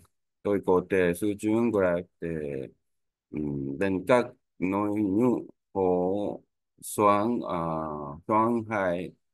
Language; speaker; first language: Vietnamese; non-native, learner; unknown